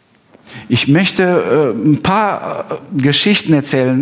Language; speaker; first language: German; non-native, fluent; Albanian